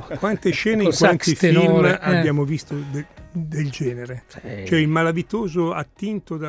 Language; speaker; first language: Italian; native; Italian